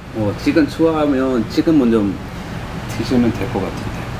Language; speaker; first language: Korean; non-native, fluent; Urdu